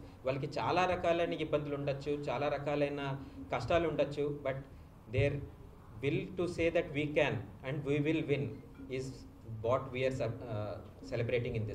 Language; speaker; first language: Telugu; native; Telugu